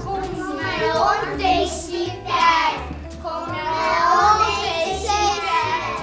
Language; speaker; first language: Estonian; non-native, learner; Russian